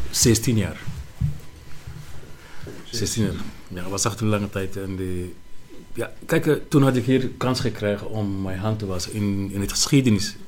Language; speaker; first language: Dutch; non-native, learner; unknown